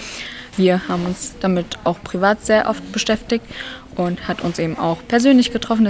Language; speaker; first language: German; early bilingual, other home language; Turkish